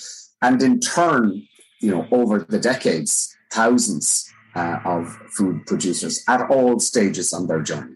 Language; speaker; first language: English; native; English